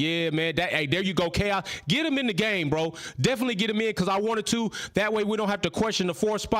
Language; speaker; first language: English; native; English